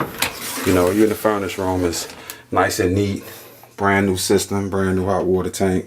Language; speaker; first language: English; native; English